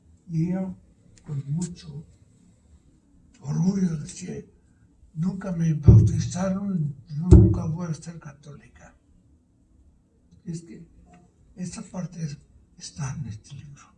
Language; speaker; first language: Spanish; early bilingual, heritage; Spanish